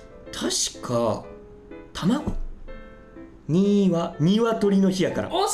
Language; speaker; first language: Japanese; native; Japanese